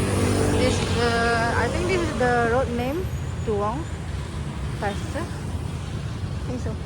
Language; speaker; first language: English; non-native, learner; Indonesian